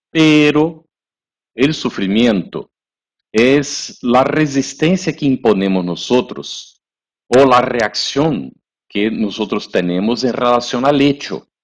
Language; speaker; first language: Spanish; non-native, fluent; Portuguese